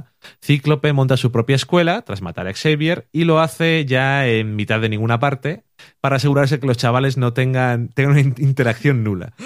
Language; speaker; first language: Spanish; native; Spanish